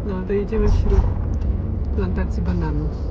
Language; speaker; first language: Polish; native; Polish